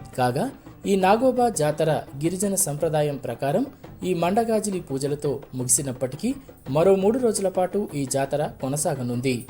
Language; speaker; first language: Telugu; native; Telugu